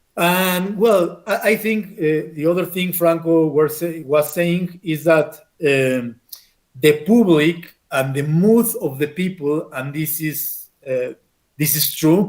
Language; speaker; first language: English; non-native, fluent; Spanish